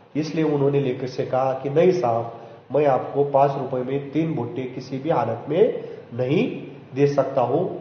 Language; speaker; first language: Hindi; non-native, local second language; Marathi